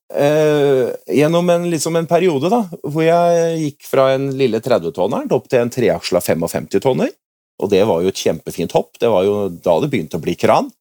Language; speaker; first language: Norwegian; native; Norwegian